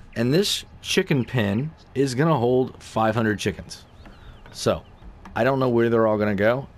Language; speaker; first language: English; native; English